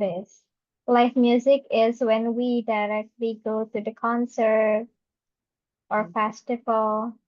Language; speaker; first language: English; non-native, fluent; Indonesian